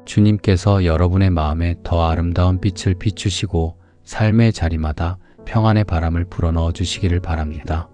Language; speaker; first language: Korean; native; Korean